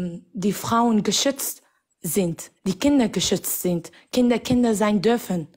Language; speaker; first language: German; non-native, fluent; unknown